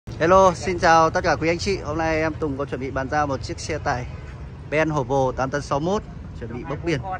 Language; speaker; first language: Vietnamese; native; Vietnamese